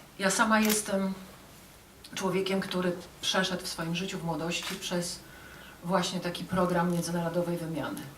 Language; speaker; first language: Polish; native; Polish